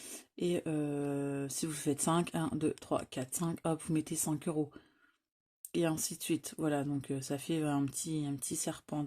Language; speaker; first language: French; native; French